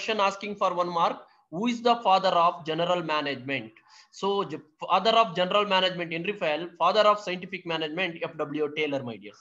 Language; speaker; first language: English; non-native, local second language; Kannada